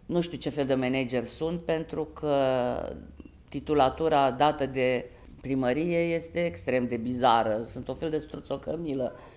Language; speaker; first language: Romanian; native; Romanian